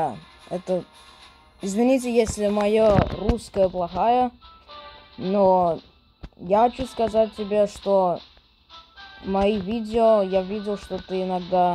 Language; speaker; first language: Russian; early bilingual, heritage; English